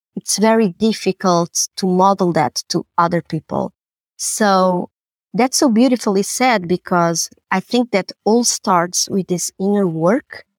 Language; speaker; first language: English; non-native, fluent; Portuguese